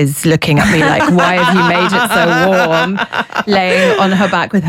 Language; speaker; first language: English; native; English